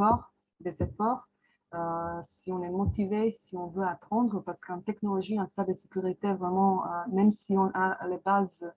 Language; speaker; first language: French; non-native, fluent; Croatian